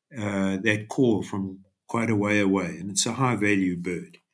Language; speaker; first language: English; native; English